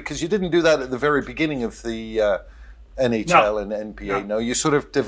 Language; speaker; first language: English; native; English